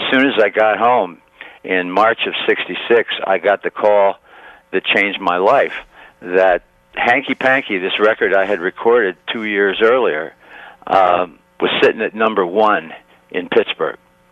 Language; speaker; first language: English; native; English